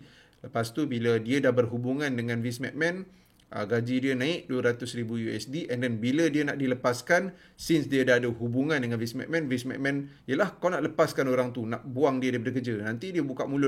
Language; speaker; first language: Malay; native; Malay